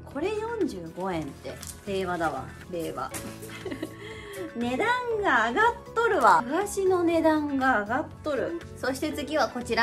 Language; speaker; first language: Japanese; native; Japanese